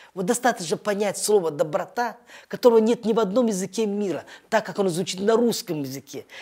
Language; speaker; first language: Russian; native; Russian